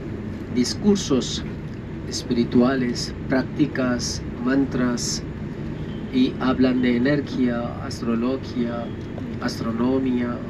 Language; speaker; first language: Spanish; non-native, fluent; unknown